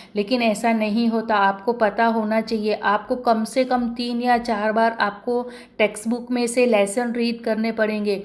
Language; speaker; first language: Hindi; non-native, local second language; Marathi